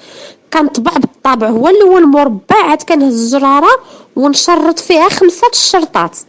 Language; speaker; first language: Arabic; native; Arabic